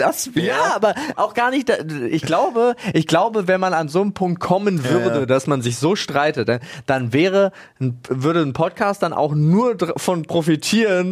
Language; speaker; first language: German; native; German